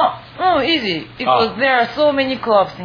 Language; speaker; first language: English; non-native, fluent; Japanese